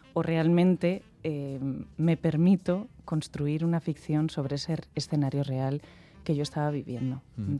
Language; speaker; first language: Spanish; native; Spanish